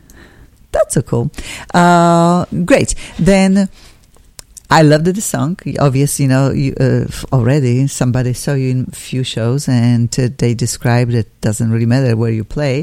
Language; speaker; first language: English; non-native, fluent; Polish